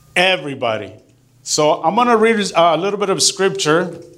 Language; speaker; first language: English; early bilingual, other home language; Spanish